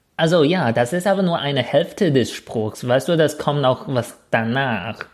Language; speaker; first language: German; non-native, fluent; Chinese